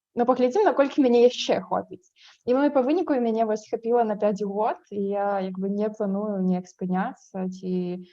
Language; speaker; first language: Belarusian; non-native, local second language; Russian